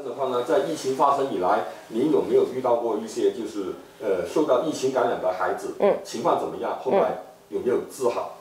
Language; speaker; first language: Chinese; native; Chinese